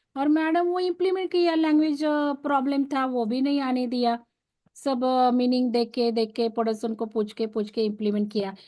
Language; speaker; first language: Hindi; non-native, local second language; Marathi